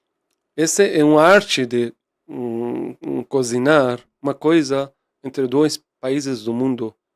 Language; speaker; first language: Portuguese; non-native, fluent; Persian